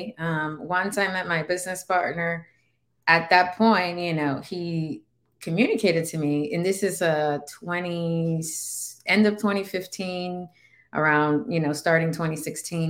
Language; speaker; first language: English; non-native, fluent; Spanish